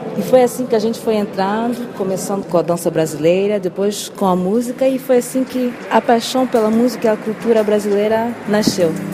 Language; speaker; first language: Portuguese; native; Portuguese